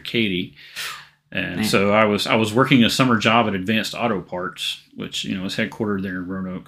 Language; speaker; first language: English; native; English